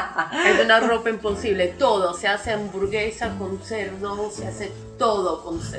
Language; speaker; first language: Spanish; non-native, fluent; Portuguese